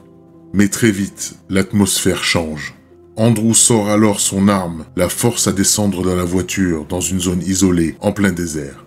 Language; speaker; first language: French; native; French